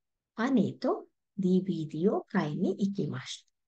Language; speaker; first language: Japanese; non-native, fluent; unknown